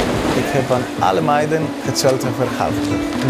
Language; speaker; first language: Dutch; non-native, fluent; Greek